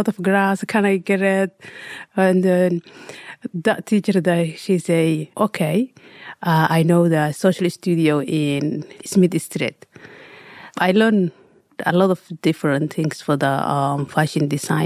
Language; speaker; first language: English; non-native, learner; Somali